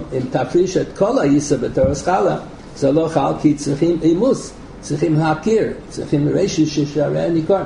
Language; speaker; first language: Hebrew; non-native, fluent; English